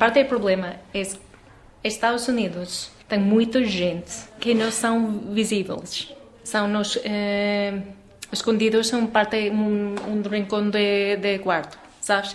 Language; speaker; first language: Portuguese; non-native, learner; English